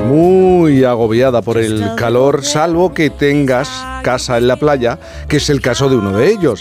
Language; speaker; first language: Spanish; native; Spanish